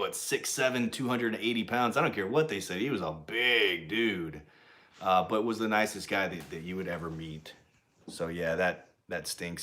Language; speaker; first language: English; native; English